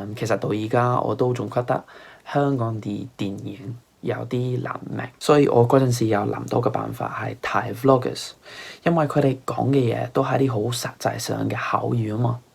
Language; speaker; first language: Cantonese; non-native, fluent; English